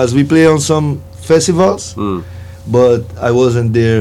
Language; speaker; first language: English; non-native, fluent; Portuguese